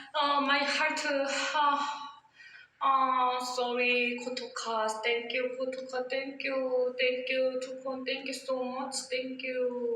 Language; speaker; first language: English; non-native, learner; Thai